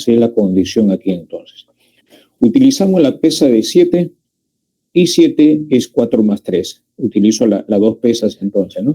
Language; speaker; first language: Spanish; native; Spanish